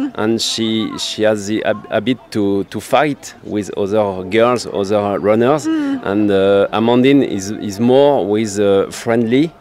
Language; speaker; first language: English; non-native, fluent; French